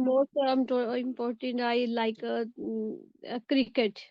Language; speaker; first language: English; non-native, learner; Urdu